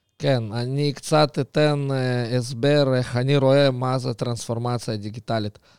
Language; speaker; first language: Hebrew; early bilingual, other home language; Russian